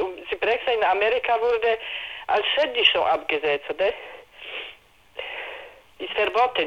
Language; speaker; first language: German; non-native, learner; Polish